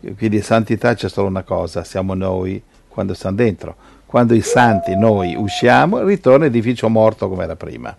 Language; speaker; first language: Italian; native; Italian